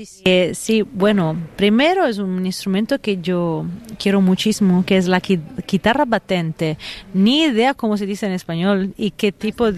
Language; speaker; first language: Spanish; non-native, fluent; Italian